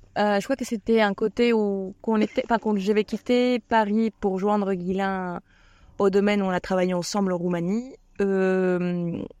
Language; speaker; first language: French; non-native, fluent; Spanish